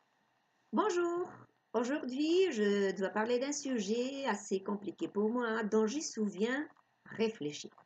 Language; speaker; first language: French; non-native, fluent; Spanish